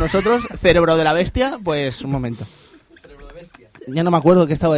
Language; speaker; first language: Spanish; native; Spanish